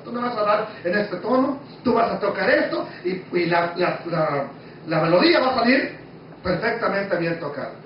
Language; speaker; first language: Spanish; native; Spanish